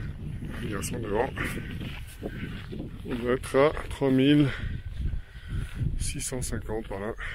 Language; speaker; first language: French; native; French